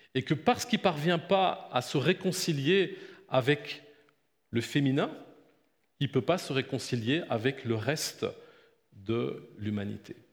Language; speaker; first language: French; native; French